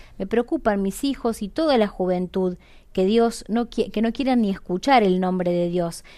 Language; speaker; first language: Spanish; native; Spanish